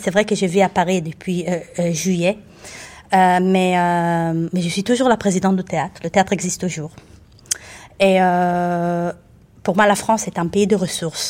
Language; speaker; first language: French; non-native, fluent; Hebrew